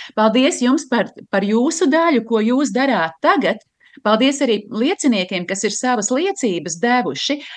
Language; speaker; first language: Latvian; native; Latvian